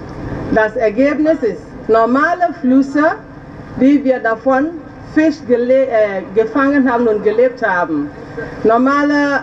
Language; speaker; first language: German; non-native, fluent; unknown